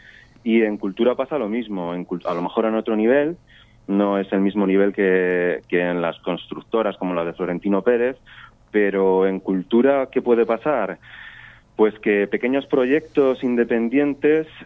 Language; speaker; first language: Spanish; native; Spanish